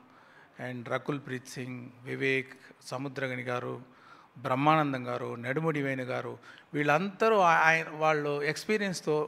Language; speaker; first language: Telugu; non-native, learner; Tamil